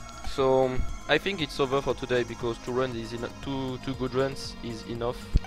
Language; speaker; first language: English; non-native, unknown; French